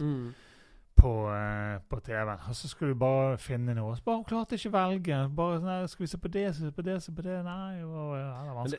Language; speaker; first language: Norwegian; native; Norwegian